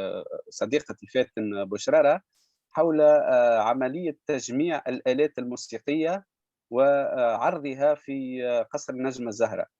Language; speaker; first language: Arabic; native; Arabic